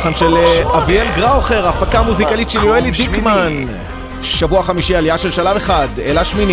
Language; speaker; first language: Hebrew; native; Hebrew